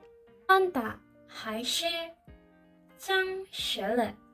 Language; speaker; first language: Chinese; non-native, learner; Indonesian